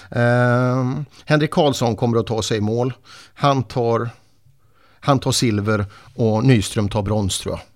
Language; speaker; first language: Swedish; native; Swedish